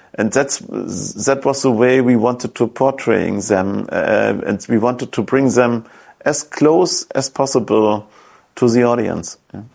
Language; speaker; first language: English; non-native, fluent; German